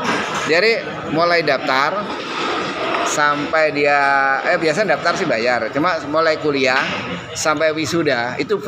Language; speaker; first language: Indonesian; native; Indonesian